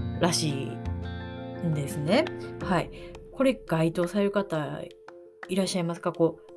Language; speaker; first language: Japanese; native; Japanese